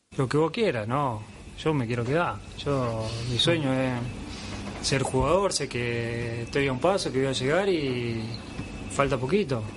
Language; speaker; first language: Spanish; native; Spanish